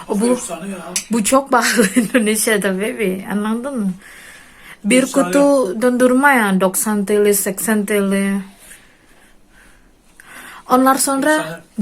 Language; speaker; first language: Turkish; non-native, learner; Indonesian